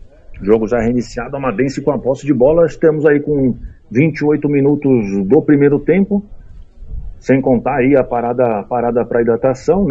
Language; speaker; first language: Portuguese; native; Portuguese